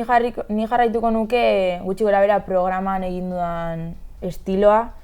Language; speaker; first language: Basque; non-native, local second language; Spanish